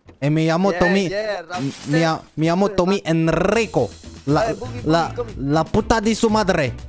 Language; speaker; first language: Spanish; non-native, learner; French